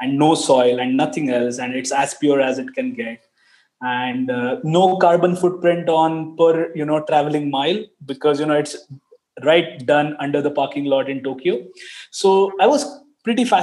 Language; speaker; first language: English; non-native, local second language; Marathi